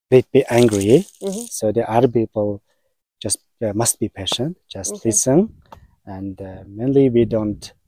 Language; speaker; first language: English; non-native, learner; Mongolian